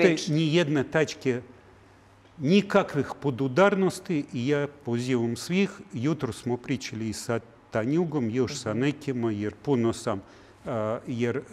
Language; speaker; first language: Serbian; non-native, learner; Russian